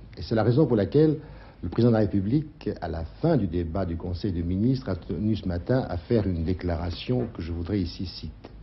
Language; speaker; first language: French; native; French